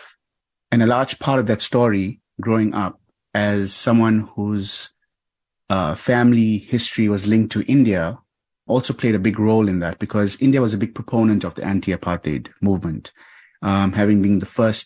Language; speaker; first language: English; native; English